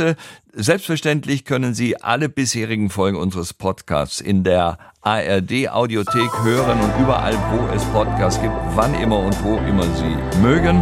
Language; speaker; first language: German; native; German